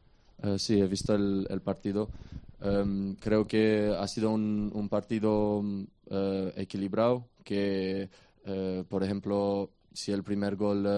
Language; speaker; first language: Spanish; non-native, fluent; Romanian